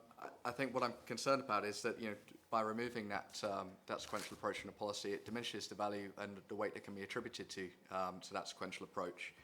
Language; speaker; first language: English; native; English